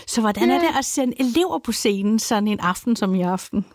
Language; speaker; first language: Danish; native; Danish